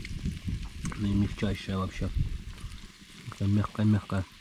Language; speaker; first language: Russian; native; Russian